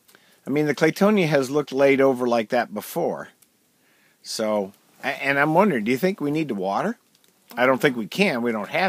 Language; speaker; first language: English; native; English